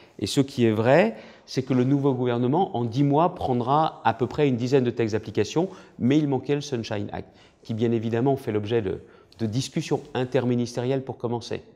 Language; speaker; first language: French; native; French